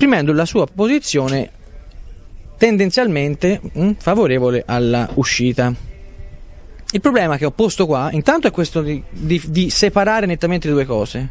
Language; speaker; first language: Italian; native; Italian